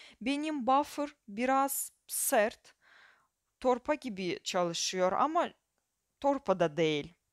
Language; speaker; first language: Turkish; non-native, fluent; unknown